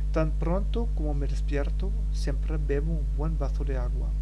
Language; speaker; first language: Spanish; non-native, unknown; German